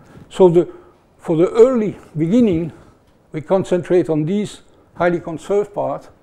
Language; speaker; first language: English; non-native, fluent; French